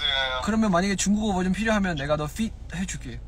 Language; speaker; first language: Korean; non-native, fluent; Chinese